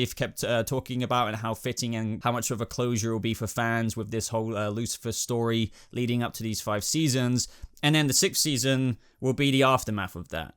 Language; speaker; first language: English; native; English